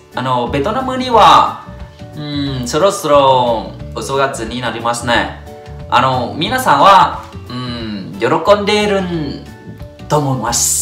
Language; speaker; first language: Japanese; non-native, learner; Vietnamese